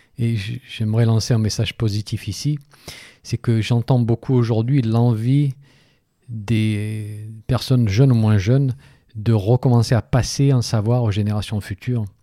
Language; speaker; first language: French; native; French